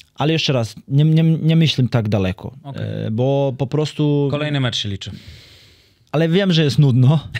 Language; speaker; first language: Polish; non-native, fluent; Serbian